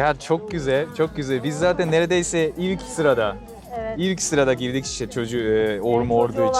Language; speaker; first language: Turkish; non-native, fluent; Japanese